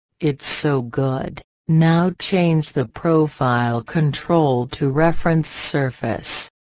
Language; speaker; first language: English; non-native, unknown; Persian